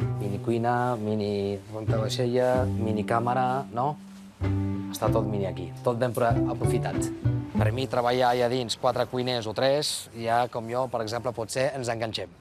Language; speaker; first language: Catalan; early bilingual, other home language; Berber languages